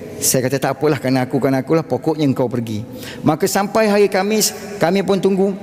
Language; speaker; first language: Malay; native; Malay